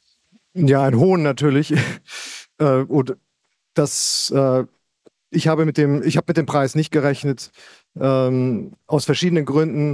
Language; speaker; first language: German; native; German